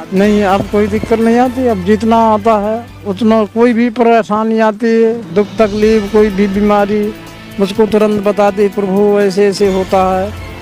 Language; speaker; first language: Hindi; native; Hindi